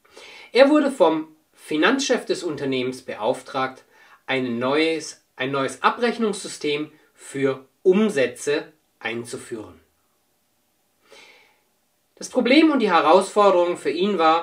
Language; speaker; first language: German; native; German